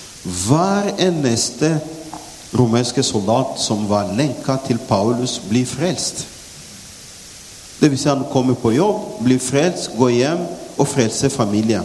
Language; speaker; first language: Norwegian; non-native, fluent; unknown